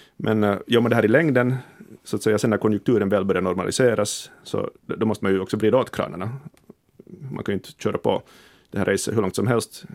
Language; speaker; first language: Swedish; native; Swedish